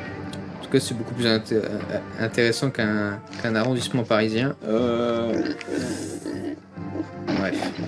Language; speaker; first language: French; native; French